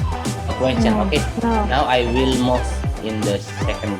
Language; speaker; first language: English; non-native, local second language; Indonesian